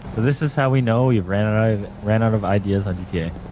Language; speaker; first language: English; native; English